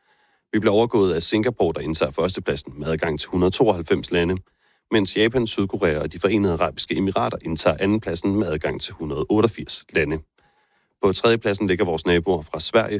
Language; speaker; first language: Danish; native; Danish